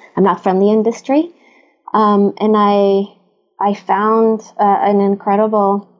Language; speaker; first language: English; non-native, fluent; Hebrew